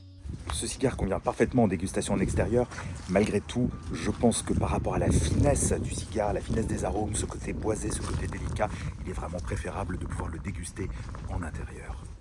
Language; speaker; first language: French; native; French